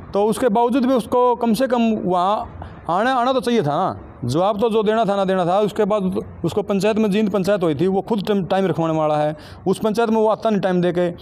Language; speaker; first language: Hindi; native; Hindi